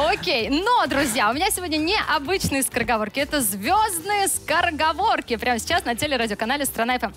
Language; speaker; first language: Russian; native; Russian